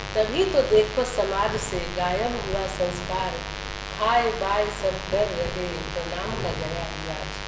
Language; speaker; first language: Hindi; native; Hindi